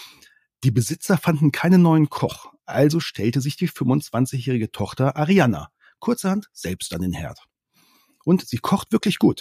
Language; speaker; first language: German; native; German